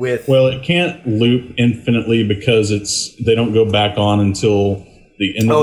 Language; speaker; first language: English; native; English